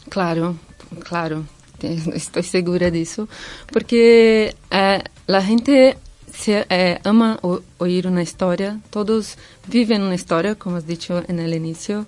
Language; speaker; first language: Spanish; non-native, fluent; Portuguese